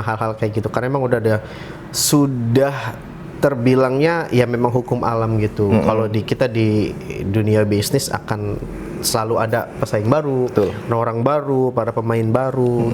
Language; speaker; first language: Indonesian; native; Indonesian